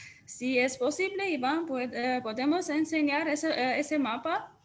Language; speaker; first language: Spanish; non-native, fluent; Armenian